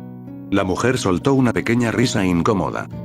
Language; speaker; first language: Spanish; native; Spanish